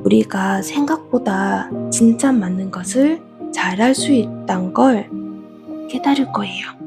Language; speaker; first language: Korean; non-native, fluent; Vietnamese